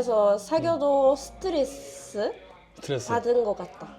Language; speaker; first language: Korean; non-native, learner; Japanese